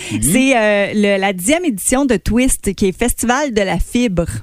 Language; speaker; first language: French; native; French